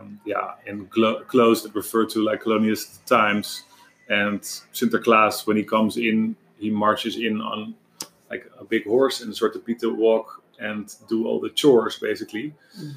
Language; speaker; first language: English; non-native, fluent; Dutch